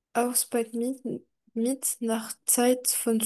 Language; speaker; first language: German; non-native, learner; French